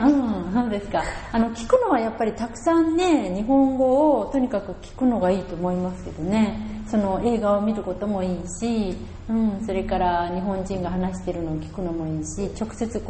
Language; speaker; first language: Japanese; native; Japanese